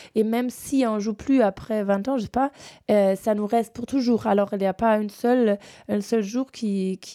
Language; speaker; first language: French; non-native, fluent; German